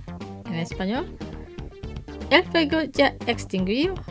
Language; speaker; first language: Spanish; non-native, fluent; Indonesian